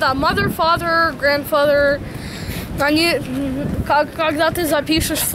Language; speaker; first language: Russian; early bilingual, heritage; Russian